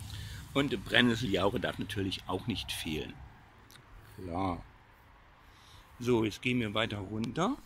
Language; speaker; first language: German; native; German